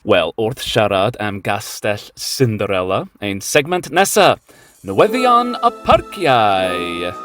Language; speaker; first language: Welsh; non-native, learner; English